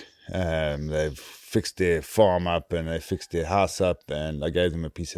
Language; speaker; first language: English; native; English